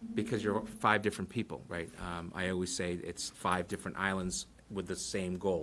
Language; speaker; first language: English; early bilingual, other home language; Portuguese